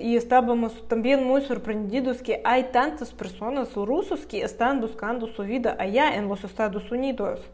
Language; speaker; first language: Spanish; non-native, fluent; Russian